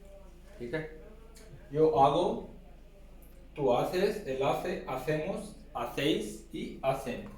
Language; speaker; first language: Spanish; non-native, learner; Urdu